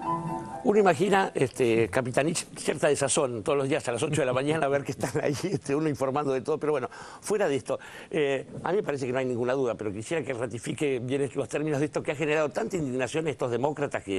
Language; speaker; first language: Spanish; native; Spanish